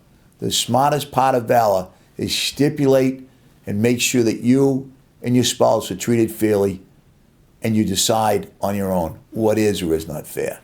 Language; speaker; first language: English; native; English